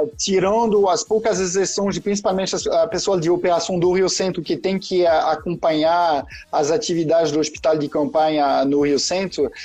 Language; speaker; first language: Portuguese; non-native, fluent; French